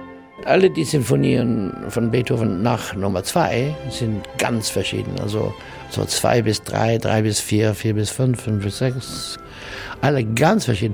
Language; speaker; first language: German; non-native, learner; English